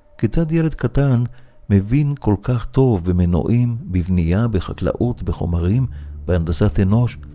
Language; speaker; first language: Hebrew; native; Hebrew